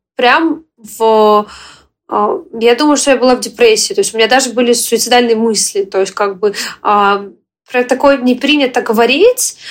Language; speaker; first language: Russian; non-native, fluent; Ukrainian